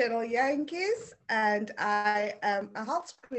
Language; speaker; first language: English; non-native, local second language; Afrikaans